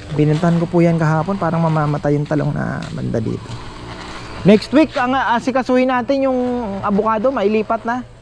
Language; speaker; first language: Filipino; non-native, local second language; Bikol